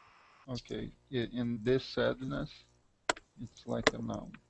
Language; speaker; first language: English; non-native, learner; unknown